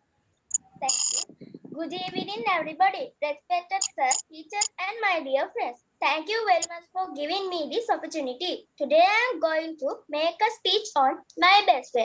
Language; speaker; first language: English; non-native, learner; Sinhala